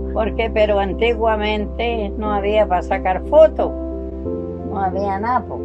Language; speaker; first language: Spanish; native; Spanish